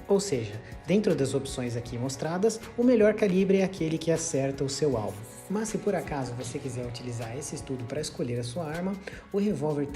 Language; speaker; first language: Portuguese; native; Portuguese